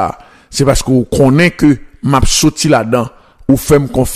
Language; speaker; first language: French; non-native, local second language; Haitian Creole